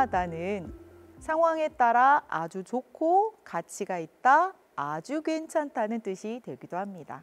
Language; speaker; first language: Korean; native; Korean